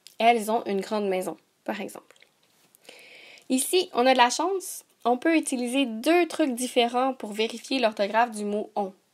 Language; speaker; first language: French; native; French